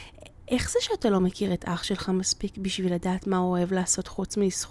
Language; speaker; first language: Hebrew; native; Hebrew